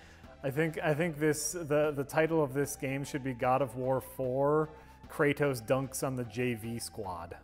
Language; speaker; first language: English; native; English